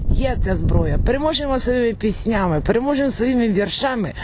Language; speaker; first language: Ukrainian; non-native, local second language; Russian